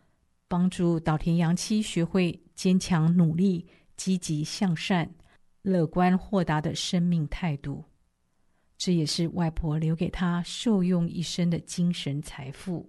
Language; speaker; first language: Chinese; native; Chinese